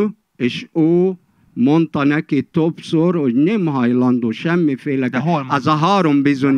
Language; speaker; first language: Hungarian; non-native, fluent; Arabic